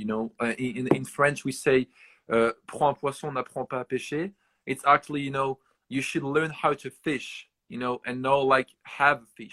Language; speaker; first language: English; non-native, fluent; French